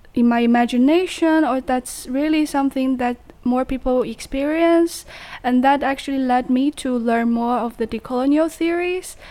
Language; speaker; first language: English; non-native, fluent; Chinese